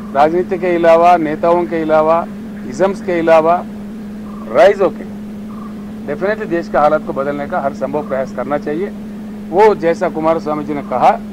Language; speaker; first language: Hindi; non-native, local second language; Telugu